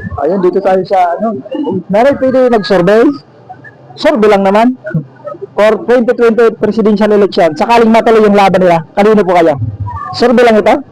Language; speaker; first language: Filipino; non-native, local second language; Bikol